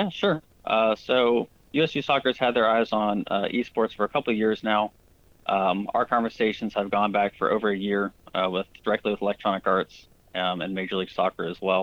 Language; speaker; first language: English; native; English